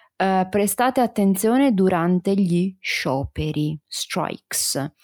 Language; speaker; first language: Italian; native; Italian